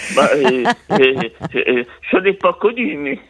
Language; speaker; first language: French; native; French